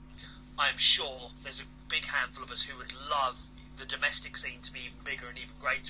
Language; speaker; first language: English; native; English